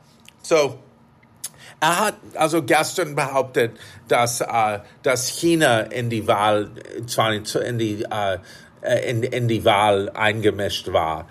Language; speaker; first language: German; non-native, fluent; English